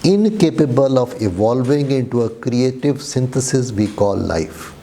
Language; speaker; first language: English; non-native, local second language; Urdu